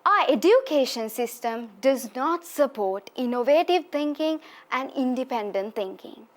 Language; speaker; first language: English; non-native, local second language; Sinhala